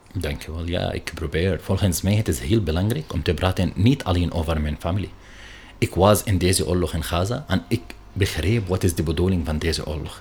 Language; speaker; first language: Dutch; non-native, learner; Arabic